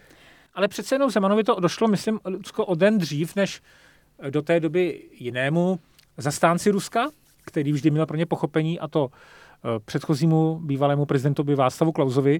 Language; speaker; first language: Czech; native; Czech